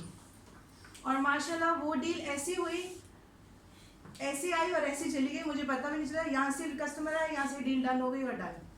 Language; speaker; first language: Urdu; non-native, local second language; Gujarati